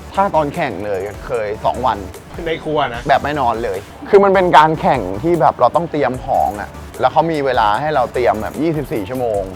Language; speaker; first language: Thai; native; Thai